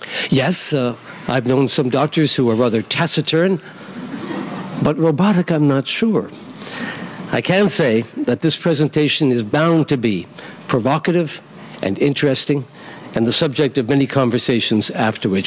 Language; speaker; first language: English; native; English